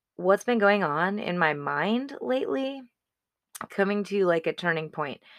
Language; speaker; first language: English; native; English